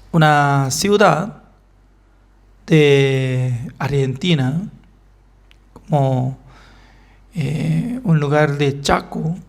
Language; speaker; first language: Spanish; non-native, fluent; Korean